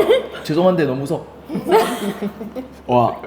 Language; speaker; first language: Korean; non-native, fluent; Vietnamese